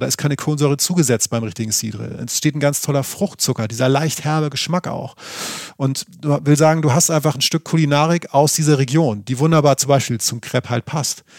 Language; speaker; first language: German; native; German